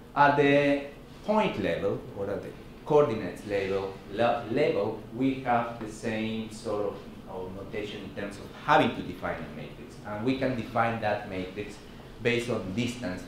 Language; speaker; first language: English; non-native, fluent; Spanish